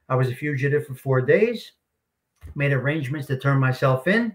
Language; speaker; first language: English; native; English